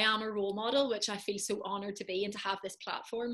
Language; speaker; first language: English; native; English